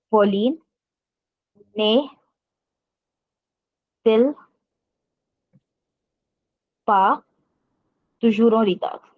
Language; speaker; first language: French; non-native, fluent; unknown